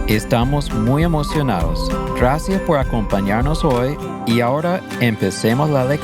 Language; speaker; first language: Spanish; non-native, fluent; English